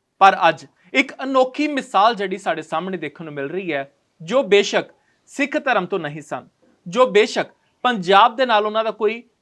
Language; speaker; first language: Punjabi; native; Punjabi